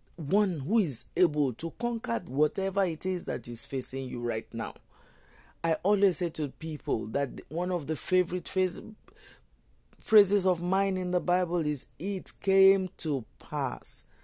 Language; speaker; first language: English; non-native, local second language; Yoruba